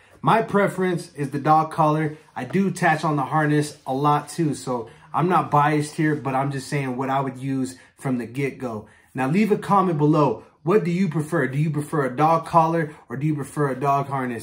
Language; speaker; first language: English; native; English